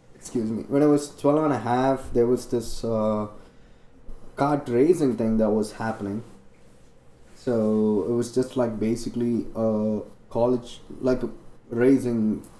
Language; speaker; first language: English; non-native, local second language; Tamil